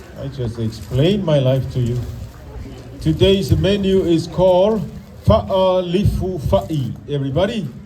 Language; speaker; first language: English; non-native, local second language; Samoan